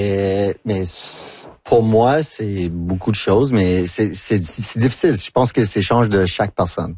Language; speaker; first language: French; non-native, local second language; English